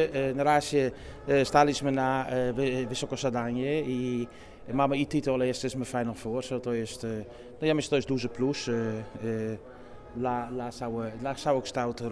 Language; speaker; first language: Polish; non-native, fluent; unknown